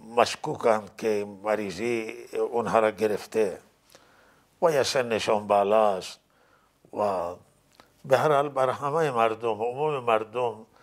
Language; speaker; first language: Persian; non-native, local second language; Baluchi